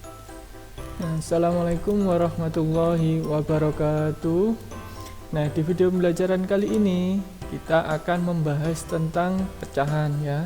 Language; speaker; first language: Indonesian; native; Indonesian